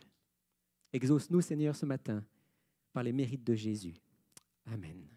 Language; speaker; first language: French; native; French